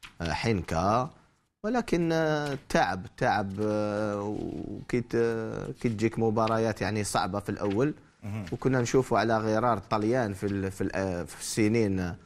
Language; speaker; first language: Arabic; native; Arabic